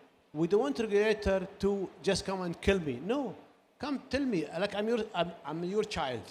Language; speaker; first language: English; non-native, learner; Arabic